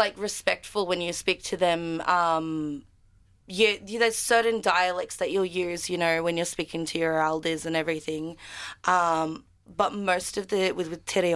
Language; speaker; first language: English; native; English